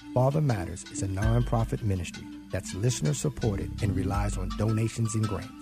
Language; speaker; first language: English; native; English